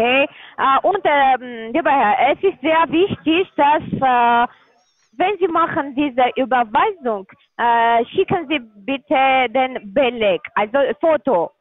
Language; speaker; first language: German; non-native, learner; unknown